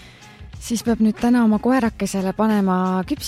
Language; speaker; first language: Estonian; native; Estonian